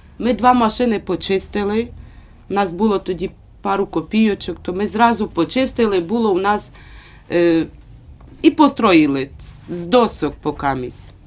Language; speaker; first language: Ukrainian; non-native, local second language; Romany